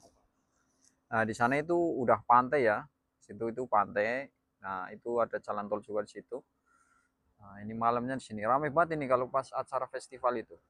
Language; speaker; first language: Indonesian; non-native, local second language; Javanese